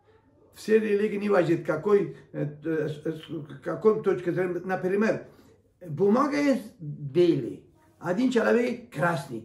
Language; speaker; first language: Russian; non-native, learner; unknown